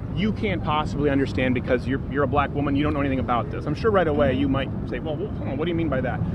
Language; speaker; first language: English; native; English